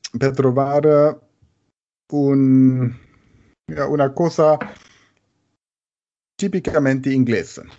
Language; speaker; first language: Italian; non-native, learner; German